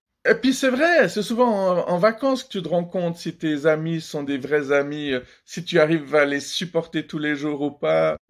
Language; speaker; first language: French; early bilingual, other home language; Persian